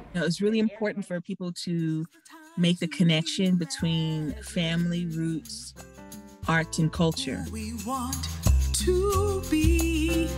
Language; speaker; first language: English; native; English